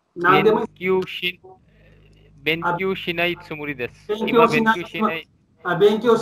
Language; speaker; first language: Japanese; non-native, learner; Bangla